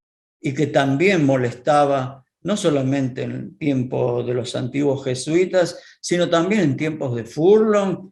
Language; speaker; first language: Spanish; native; Spanish